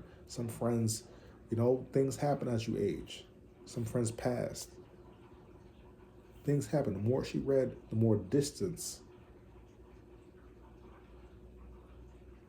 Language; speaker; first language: English; native; English